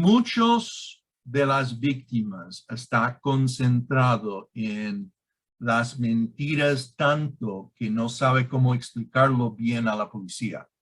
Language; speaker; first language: Spanish; non-native, fluent; English